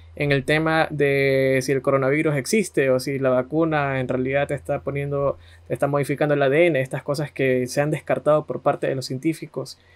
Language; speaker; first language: Spanish; native; Spanish